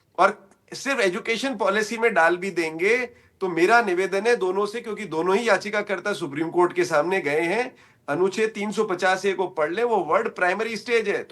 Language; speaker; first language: Hindi; native; Hindi